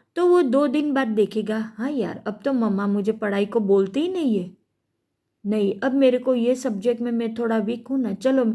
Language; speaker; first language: Hindi; non-native, local second language; Gujarati